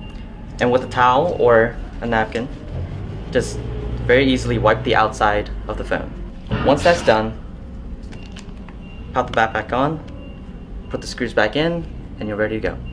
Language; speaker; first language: English; native; English